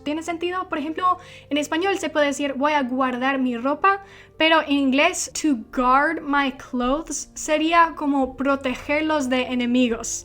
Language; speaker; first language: Spanish; non-native, fluent; English